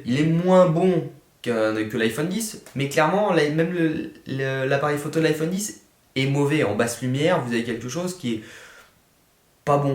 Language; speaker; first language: French; native; French